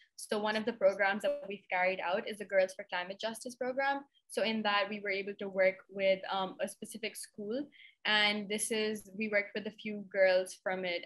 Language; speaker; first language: English; non-native, local second language; Urdu